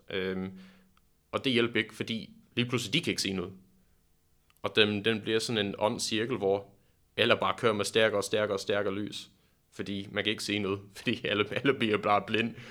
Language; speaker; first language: Danish; non-native, fluent; English